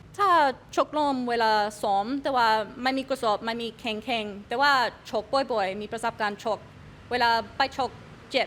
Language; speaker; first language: Thai; non-native, learner; English